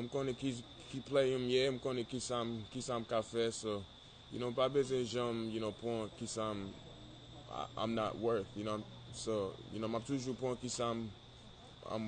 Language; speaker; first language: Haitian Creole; early bilingual, heritage; English